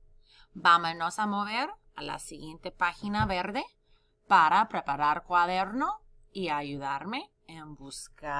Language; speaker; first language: Spanish; non-native, fluent; English